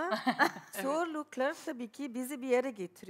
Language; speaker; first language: Turkish; non-native, fluent; German